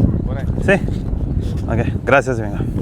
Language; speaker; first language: Spanish; non-native, learner; Hindi